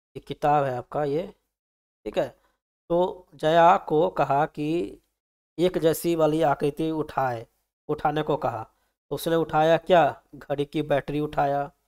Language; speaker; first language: Hindi; native; Hindi